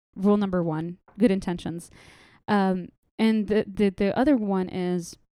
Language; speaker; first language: English; non-native, fluent; Arabic